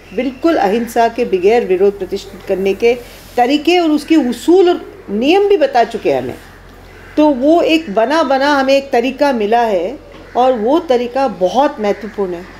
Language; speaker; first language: Hindi; native; Hindi